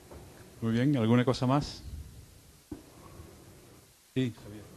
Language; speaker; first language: Spanish; native; Spanish